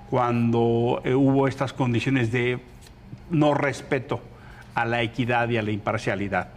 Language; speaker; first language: Spanish; native; Spanish